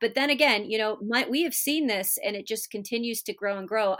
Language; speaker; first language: English; native; English